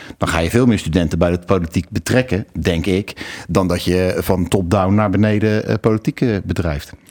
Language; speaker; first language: Dutch; native; Dutch